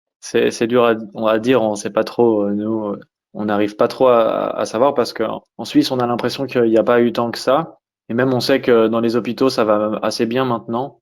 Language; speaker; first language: French; native; French